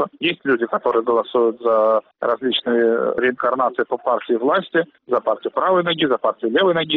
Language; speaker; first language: Russian; native; Russian